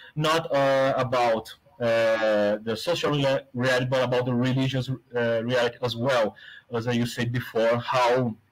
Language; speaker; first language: English; non-native, fluent; Portuguese